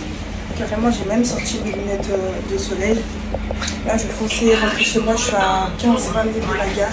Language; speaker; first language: French; native; French